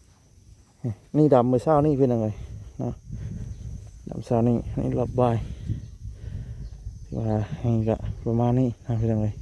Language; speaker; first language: Thai; non-native, local second language; Lao